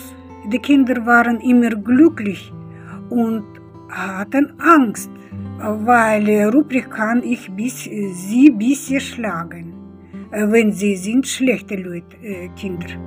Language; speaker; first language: German; early bilingual, heritage; German